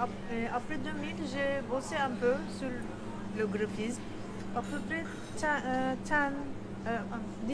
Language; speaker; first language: French; non-native, learner; Turkish